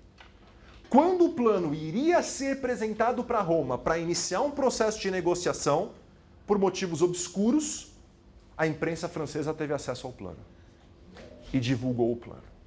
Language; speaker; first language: Portuguese; native; Portuguese